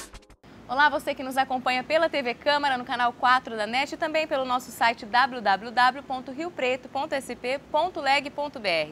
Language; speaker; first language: Portuguese; native; Portuguese